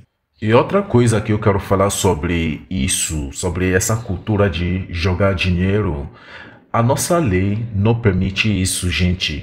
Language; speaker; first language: Portuguese; non-native, fluent; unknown